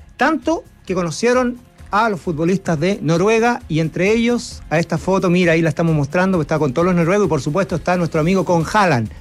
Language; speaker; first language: Spanish; native; Spanish